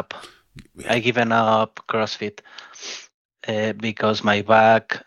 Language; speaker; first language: English; non-native, learner; Spanish